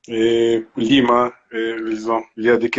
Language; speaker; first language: French; non-native, local second language; Arabic